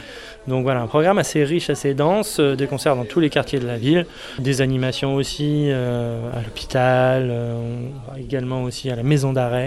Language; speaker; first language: French; native; French